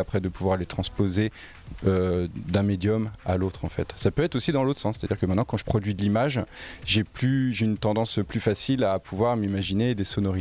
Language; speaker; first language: French; native; French